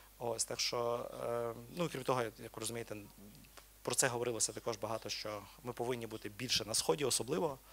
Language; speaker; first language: Ukrainian; native; Ukrainian